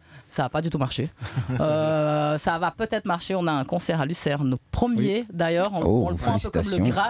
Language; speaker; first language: French; native; French